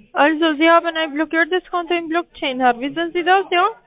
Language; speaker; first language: German; non-native, learner; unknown